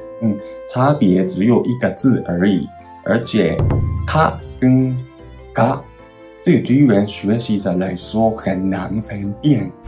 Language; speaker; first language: Chinese; non-native, fluent; Japanese